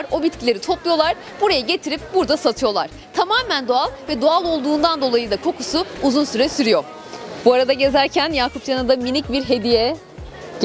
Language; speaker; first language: Turkish; native; Turkish